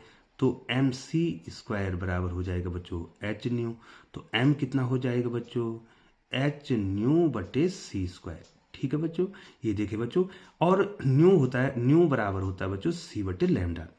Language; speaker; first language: Hindi; native; Hindi